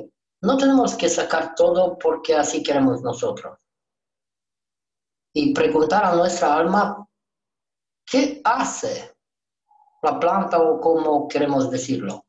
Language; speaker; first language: Spanish; non-native, learner; Romanian